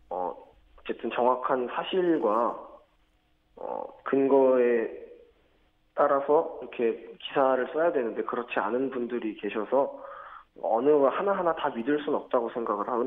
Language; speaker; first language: Korean; native; Korean